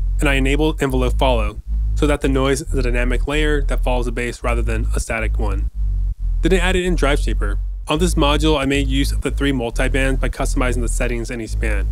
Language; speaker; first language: English; native; English